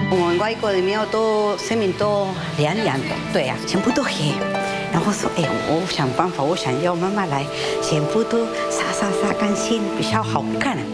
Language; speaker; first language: Chinese; non-native, learner; Spanish